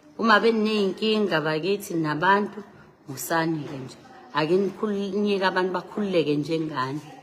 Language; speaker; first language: Zulu; native; Zulu